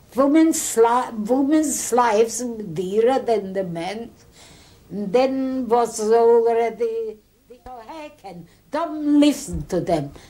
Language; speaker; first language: English; early bilingual, other home language; Polish